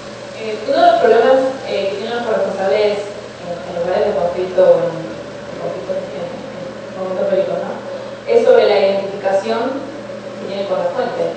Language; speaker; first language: Spanish; native; Spanish